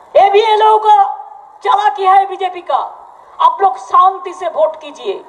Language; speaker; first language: Hindi; non-native, local second language; Bangla